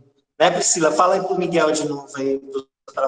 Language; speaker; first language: Portuguese; native; Portuguese